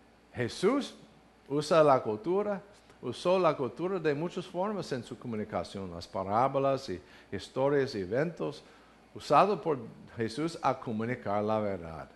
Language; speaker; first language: Spanish; non-native, learner; English